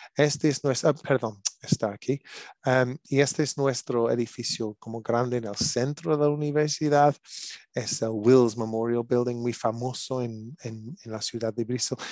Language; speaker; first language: Spanish; non-native, learner; English